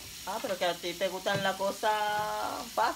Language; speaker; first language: Spanish; native; Spanish